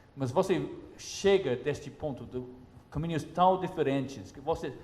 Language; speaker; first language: Portuguese; non-native, fluent; English